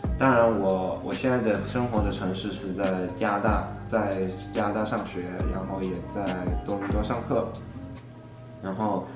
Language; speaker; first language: Chinese; non-native, local second language; Cantonese